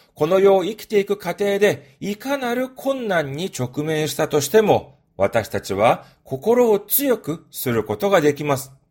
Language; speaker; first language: Japanese; non-native, fluent; Korean